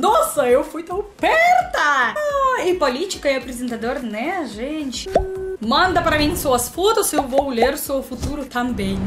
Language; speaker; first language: Portuguese; non-native, learner; Russian